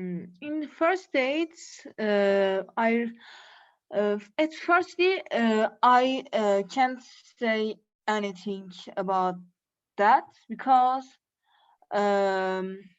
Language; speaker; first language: English; non-native, learner; Turkish